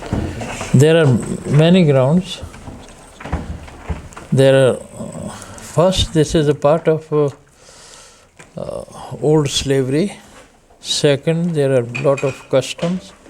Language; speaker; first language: English; non-native, fluent; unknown